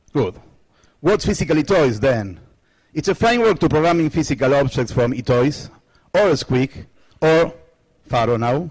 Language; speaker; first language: English; non-native, learner; Spanish